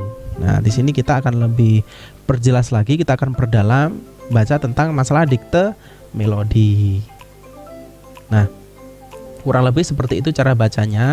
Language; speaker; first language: Indonesian; native; Indonesian